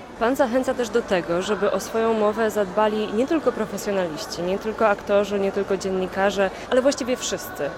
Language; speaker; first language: Polish; native; Polish